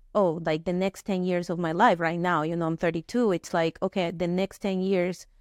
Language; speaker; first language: English; non-native, fluent; Spanish